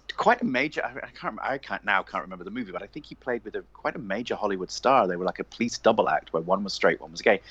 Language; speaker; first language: English; native; English